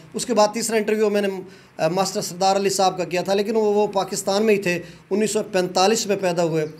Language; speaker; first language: Urdu; non-native, local second language; Punjabi